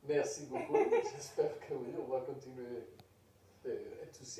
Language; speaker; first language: French; non-native, fluent; Spanish